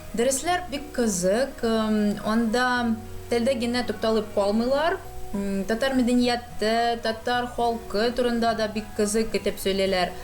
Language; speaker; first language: Tatar; non-native, local second language; Russian